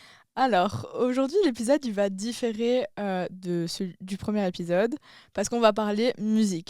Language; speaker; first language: French; native; French